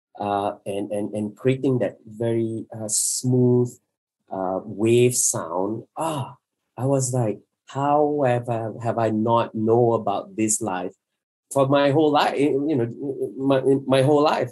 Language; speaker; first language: English; non-native, local second language; Malay